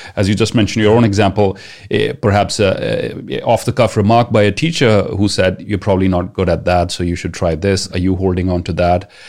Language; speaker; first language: English; non-native, local second language; Punjabi